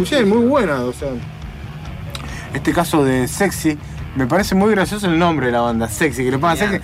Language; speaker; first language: Spanish; native; Spanish